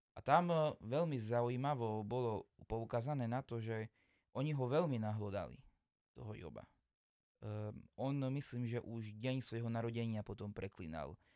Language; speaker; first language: Slovak; native; Slovak